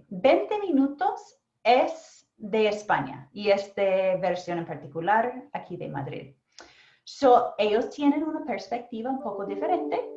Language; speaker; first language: Spanish; non-native, fluent; English